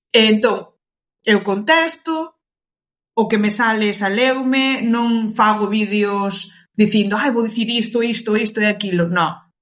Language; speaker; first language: Galician; early bilingual, other home language; Kabuverdianu